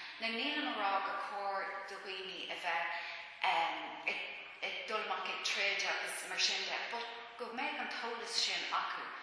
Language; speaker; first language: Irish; non-native, local second language; English